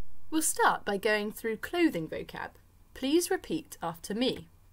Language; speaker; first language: English; native; English